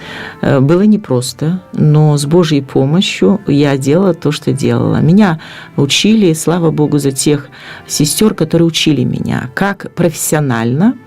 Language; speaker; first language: Russian; native; Russian